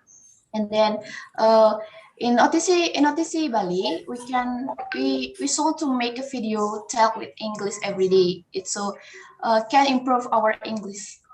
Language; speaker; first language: English; non-native, learner; Indonesian